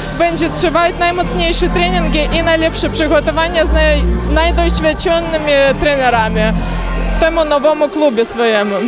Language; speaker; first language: Polish; non-native, learner; Ukrainian